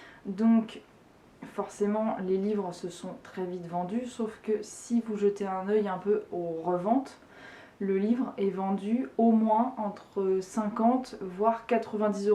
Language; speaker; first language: French; native; French